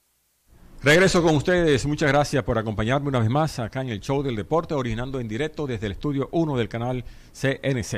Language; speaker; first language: Spanish; native; Spanish